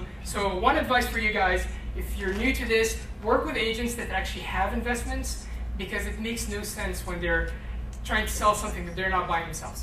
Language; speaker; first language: English; native; English